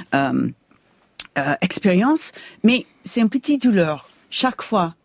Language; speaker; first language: French; non-native, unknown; English